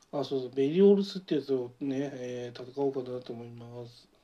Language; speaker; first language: Japanese; native; Japanese